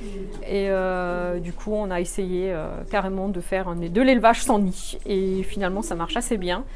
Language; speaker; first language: French; native; French